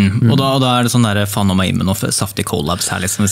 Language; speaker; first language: Norwegian; native; Norwegian